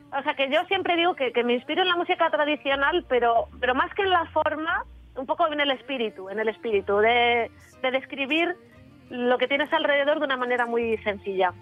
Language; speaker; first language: Spanish; native; Spanish